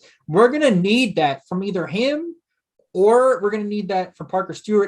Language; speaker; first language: English; native; English